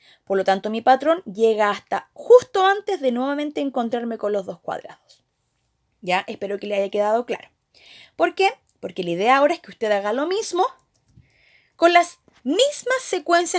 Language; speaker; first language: Spanish; native; Spanish